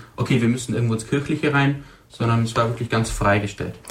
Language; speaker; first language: German; native; German